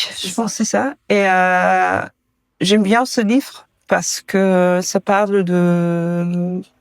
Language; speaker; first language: French; non-native, learner; German